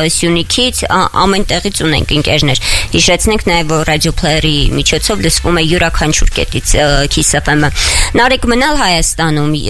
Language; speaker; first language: Armenian; native; Armenian